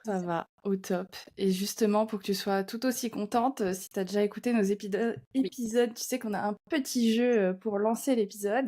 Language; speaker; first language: French; native; French